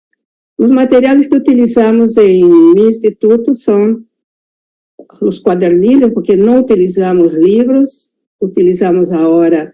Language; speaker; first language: Spanish; non-native, fluent; Portuguese